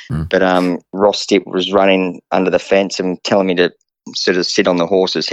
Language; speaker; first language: English; native; English